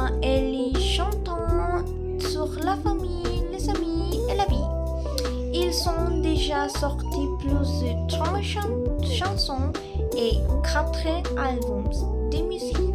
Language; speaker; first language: French; non-native, learner; Spanish